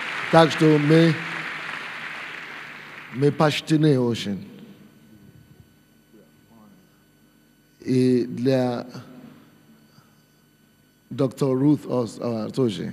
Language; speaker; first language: Russian; non-native, fluent; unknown